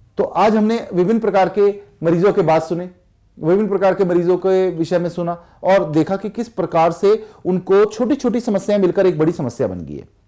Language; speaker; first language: Hindi; native; Hindi